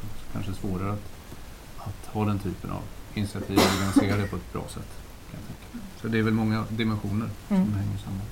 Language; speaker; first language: Swedish; native; Swedish